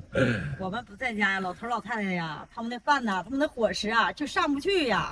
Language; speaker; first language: Chinese; native; Chinese